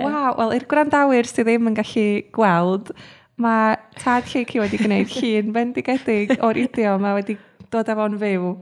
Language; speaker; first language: Welsh; native; Welsh